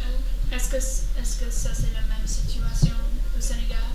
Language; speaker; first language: French; non-native, learner; English